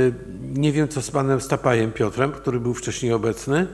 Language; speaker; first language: Polish; native; Polish